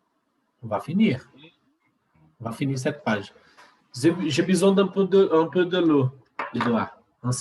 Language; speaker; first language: French; non-native, learner; Portuguese